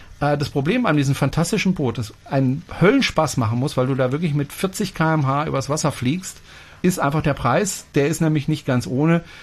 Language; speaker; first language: German; non-native, fluent; French